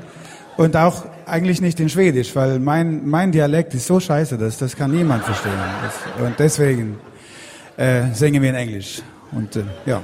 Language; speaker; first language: German; non-native, learner; Swedish